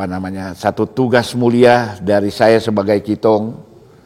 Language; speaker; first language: Malay; native; Malay